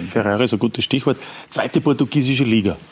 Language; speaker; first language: German; native; German